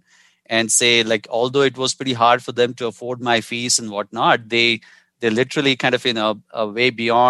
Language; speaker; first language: English; non-native, local second language; Hindi